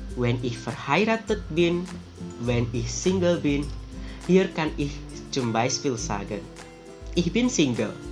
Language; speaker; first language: German; non-native, fluent; Javanese